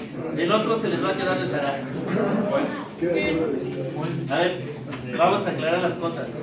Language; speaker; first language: Spanish; native; Spanish